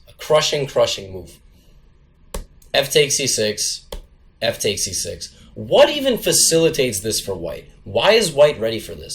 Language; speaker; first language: English; native; English